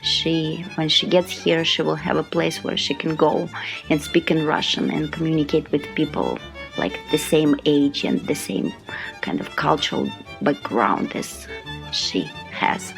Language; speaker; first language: English; non-native, fluent; Russian